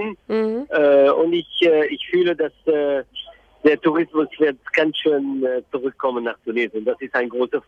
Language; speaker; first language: German; non-native, fluent; Arabic